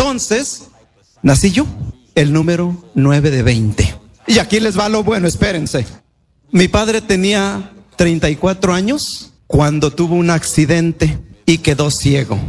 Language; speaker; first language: Spanish; native; Spanish